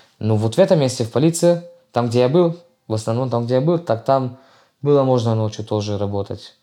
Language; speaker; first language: Russian; early bilingual, heritage; Russian